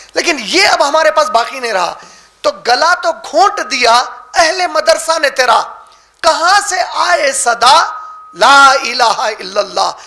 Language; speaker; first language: Urdu; native; Urdu